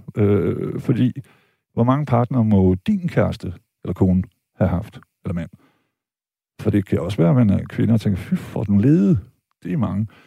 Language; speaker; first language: Danish; native; Danish